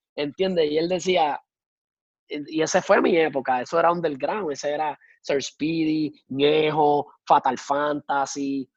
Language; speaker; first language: Spanish; native; Spanish